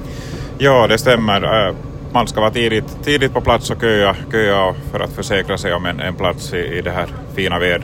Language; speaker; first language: Swedish; native; Swedish